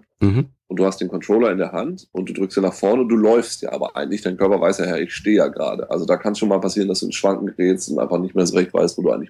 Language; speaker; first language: German; native; German